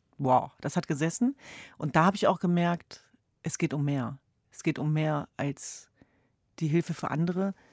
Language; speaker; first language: German; early bilingual, other home language; Kurdish